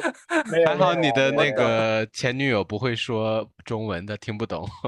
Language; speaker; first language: Chinese; native; Chinese